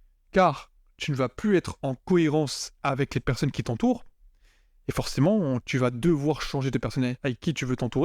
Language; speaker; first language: French; native; French